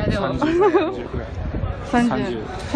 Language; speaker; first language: Japanese; non-native, learner; Chinese